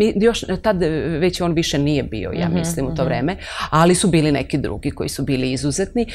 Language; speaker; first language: Serbian; non-native, local second language; Romanian